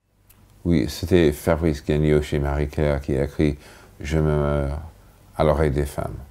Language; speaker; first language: French; non-native, fluent; English